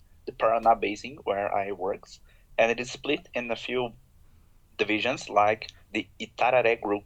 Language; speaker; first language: English; non-native, fluent; Portuguese